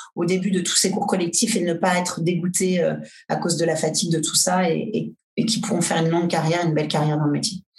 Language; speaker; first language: French; native; French